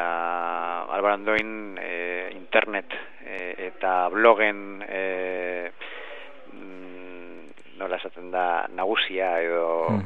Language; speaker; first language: Basque; non-native, learner; Spanish